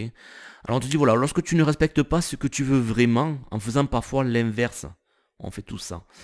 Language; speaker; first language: French; native; French